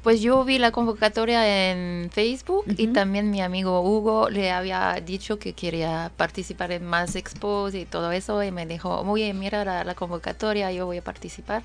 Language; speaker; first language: Spanish; non-native, fluent; English